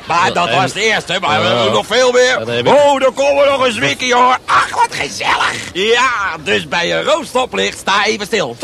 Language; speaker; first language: Dutch; native; Dutch